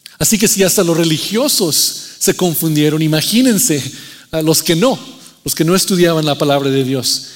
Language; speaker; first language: Spanish; early bilingual, heritage; Spanish